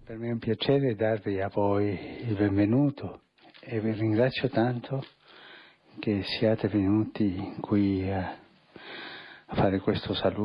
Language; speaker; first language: Italian; non-native, fluent; Spanish